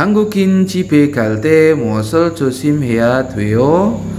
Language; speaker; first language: Korean; non-native, fluent; Indonesian